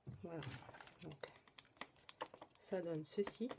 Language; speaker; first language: French; native; French